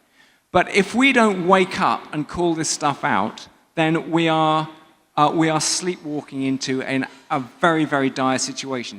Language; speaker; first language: English; native; English